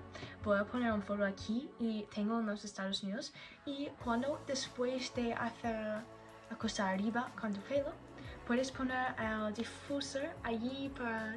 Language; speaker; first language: Spanish; non-native, learner; English